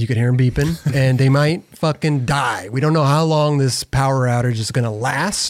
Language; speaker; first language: English; native; English